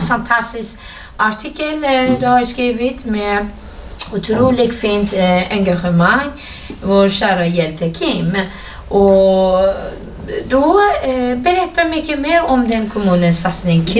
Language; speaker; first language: Swedish; non-native, fluent; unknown